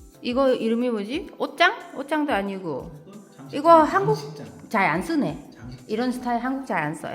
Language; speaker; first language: Korean; non-native, learner; Vietnamese